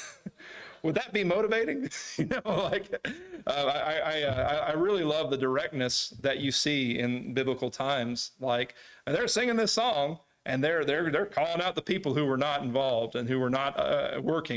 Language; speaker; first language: English; native; English